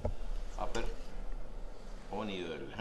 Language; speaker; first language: German; non-native, local second language; French